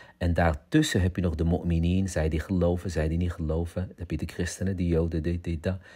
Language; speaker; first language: Dutch; early bilingual, other home language; Arabic